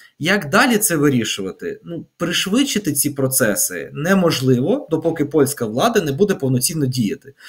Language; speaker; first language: Ukrainian; native; Ukrainian